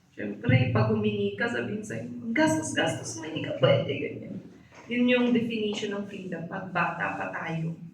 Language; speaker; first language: Filipino; native; Filipino